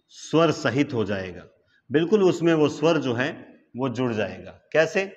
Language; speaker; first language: Hindi; native; Hindi